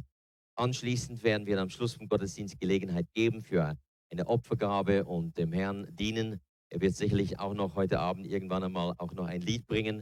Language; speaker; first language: German; native; German